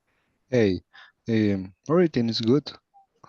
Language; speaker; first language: English; non-native, learner; Spanish